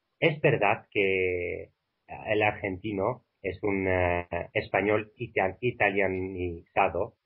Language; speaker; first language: Spanish; non-native, fluent; Albanian